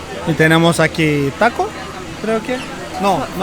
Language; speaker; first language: Spanish; non-native, fluent; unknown